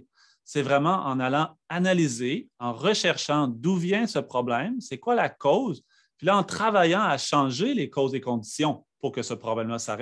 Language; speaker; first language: French; native; French